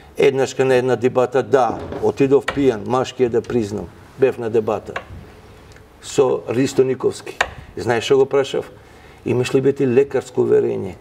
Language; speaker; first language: Macedonian; non-native, local second language; Albanian